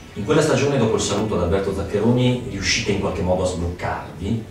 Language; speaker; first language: Italian; native; Italian